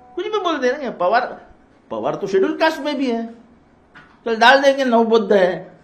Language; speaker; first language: Hindi; non-native, local second language; Marathi